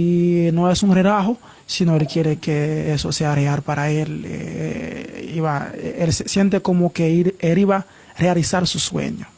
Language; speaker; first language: Spanish; non-native, learner; Haitian Creole